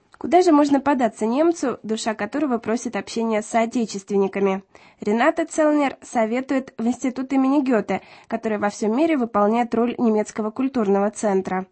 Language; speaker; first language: Russian; native; Russian